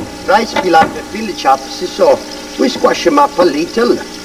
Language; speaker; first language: English; non-native, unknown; Italian